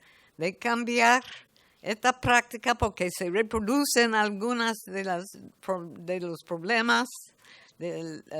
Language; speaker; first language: Spanish; non-native, fluent; English